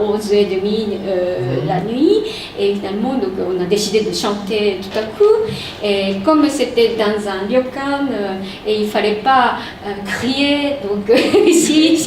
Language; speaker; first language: French; non-native, fluent; Japanese